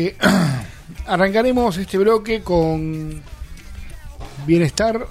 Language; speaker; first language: Spanish; native; Spanish